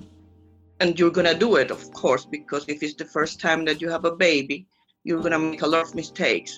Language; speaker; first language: English; non-native, fluent; Spanish